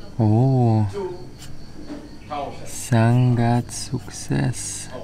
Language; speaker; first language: Indonesian; non-native, learner; German